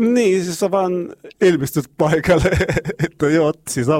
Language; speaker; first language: Finnish; non-native, learner; Arabic